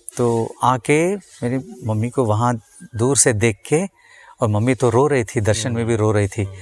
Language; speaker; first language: Hindi; non-native, local second language; Tamil